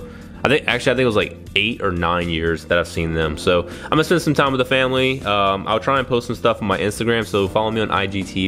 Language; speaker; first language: English; native; English